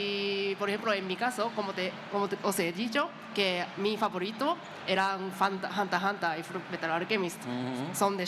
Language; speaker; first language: Spanish; non-native, learner; Japanese